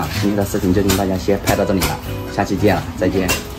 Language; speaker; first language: Chinese; native; Chinese